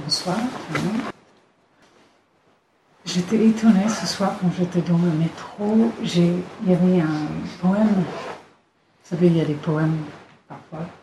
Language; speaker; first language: French; non-native, fluent; English